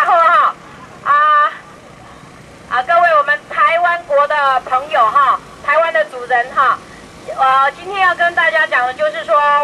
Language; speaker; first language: Chinese; non-native, local second language; Min Nan Chinese